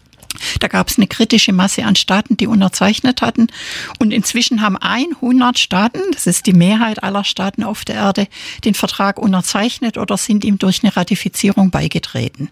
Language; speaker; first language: German; native; German